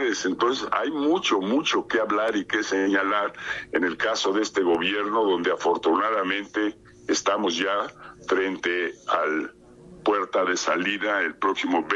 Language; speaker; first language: Spanish; native; Spanish